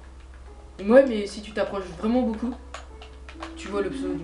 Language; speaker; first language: French; native; French